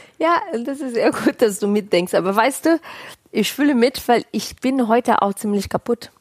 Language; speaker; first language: German; non-native, fluent; Portuguese